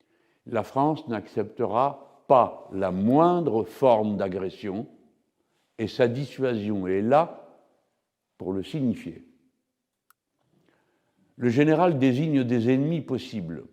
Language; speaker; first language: French; native; French